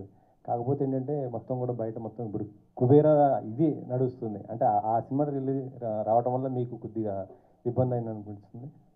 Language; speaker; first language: Telugu; native; Telugu